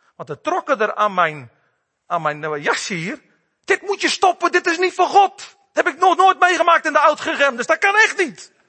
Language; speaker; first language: Dutch; native; Dutch